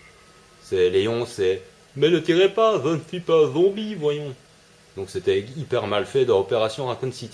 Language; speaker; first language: French; native; French